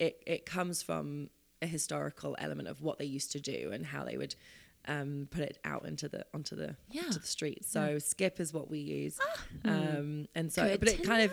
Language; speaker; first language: English; native; English